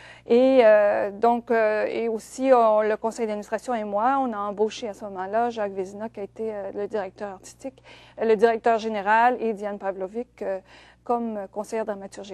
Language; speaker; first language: French; native; French